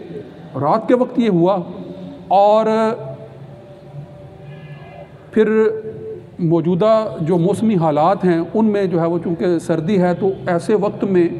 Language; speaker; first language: Urdu; native; Urdu